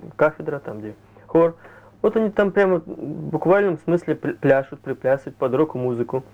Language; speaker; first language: Russian; native; Russian